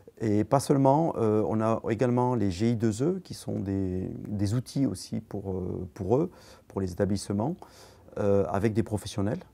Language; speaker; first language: French; native; French